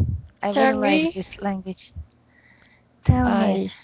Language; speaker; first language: English; non-native, learner; Russian